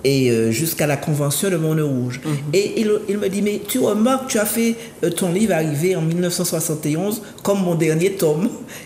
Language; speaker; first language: French; native; French